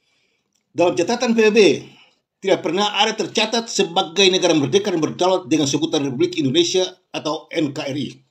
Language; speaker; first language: Indonesian; native; Indonesian